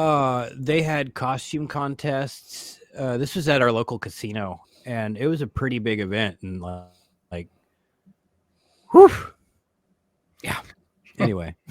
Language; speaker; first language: English; native; English